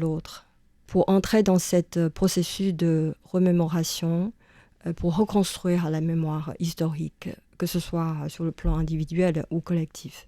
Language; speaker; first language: French; non-native, fluent; Chinese